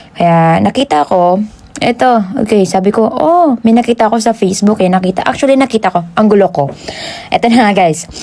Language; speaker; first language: Filipino; non-native, local second language; Hiligaynon